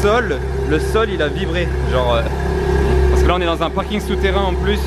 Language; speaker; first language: French; native; French